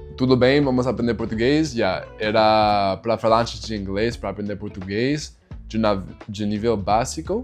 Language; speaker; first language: Portuguese; non-native, learner; English